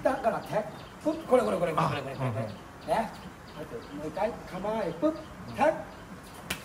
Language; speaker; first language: Japanese; non-native, learner; Thai